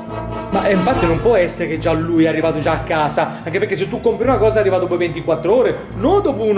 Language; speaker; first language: Italian; native; Italian